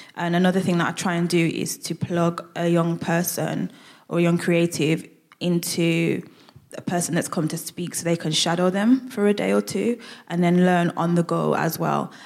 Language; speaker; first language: English; native; English